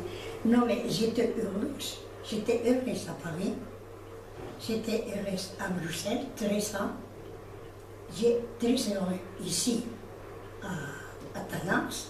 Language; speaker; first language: French; non-native, fluent; Spanish